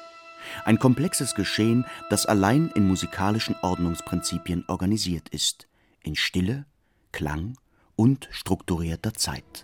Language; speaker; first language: German; native; German